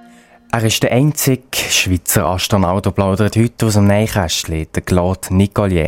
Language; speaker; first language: German; native; German